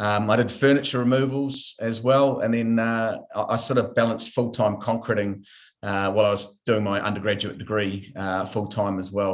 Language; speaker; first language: English; native; English